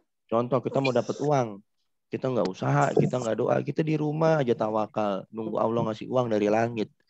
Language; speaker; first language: Indonesian; native; Indonesian